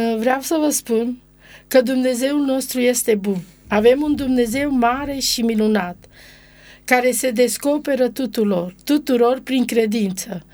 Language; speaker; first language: Romanian; non-native, local second language; Romany